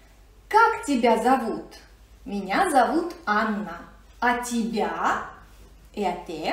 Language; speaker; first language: Russian; non-native, fluent; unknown